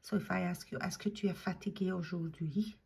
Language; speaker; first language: French; non-native, fluent; English